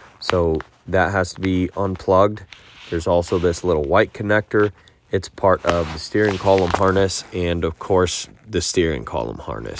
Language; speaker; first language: English; native; English